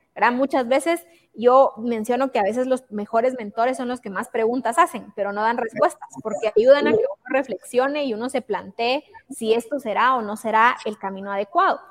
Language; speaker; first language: Spanish; native; Spanish